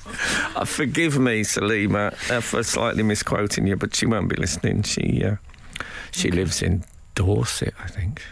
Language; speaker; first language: English; native; English